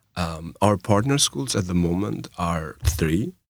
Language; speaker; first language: English; non-native, fluent; Albanian